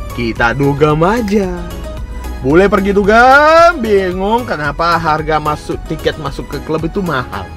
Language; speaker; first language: Indonesian; non-native, fluent; Russian